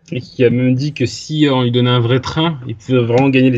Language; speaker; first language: French; native; French